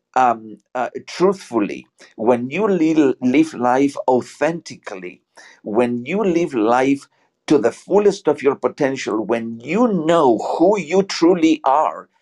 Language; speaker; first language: English; non-native, fluent; Spanish